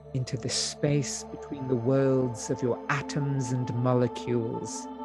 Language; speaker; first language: English; native; English